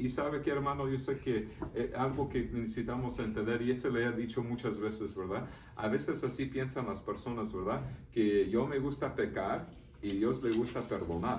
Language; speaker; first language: Spanish; early bilingual, heritage; Spanish